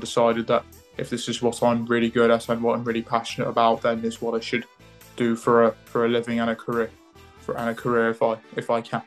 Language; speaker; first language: English; native; English